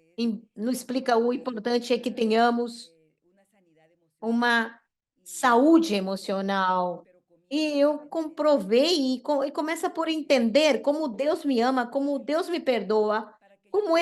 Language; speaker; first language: Portuguese; non-native, fluent; Spanish